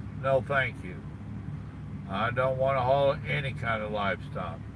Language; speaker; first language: English; native; English